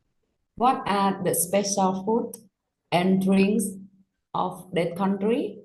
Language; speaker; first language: English; non-native, learner; Khmer